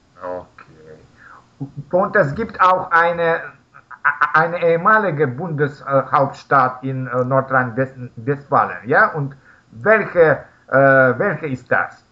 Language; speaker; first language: German; non-native, learner; Russian